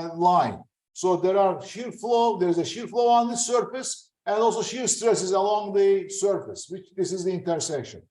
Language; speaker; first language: English; non-native, fluent; Turkish